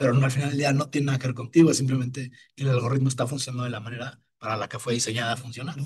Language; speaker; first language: Spanish; native; Spanish